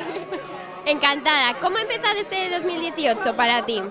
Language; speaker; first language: Spanish; native; Spanish